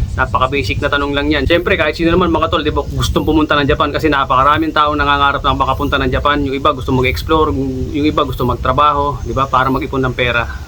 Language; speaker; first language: Filipino; native; Filipino